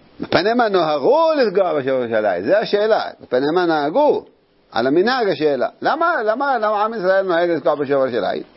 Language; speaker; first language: Hebrew; native; Hebrew